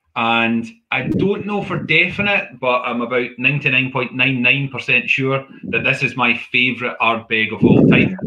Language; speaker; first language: English; native; English